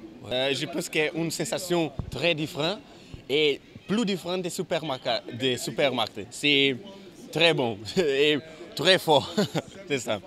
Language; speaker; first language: French; non-native, learner; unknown